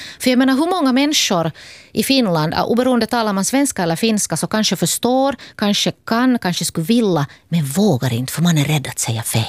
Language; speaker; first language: Swedish; native; Swedish